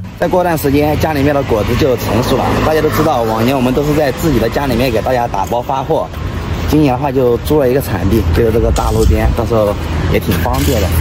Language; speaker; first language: Chinese; native; Chinese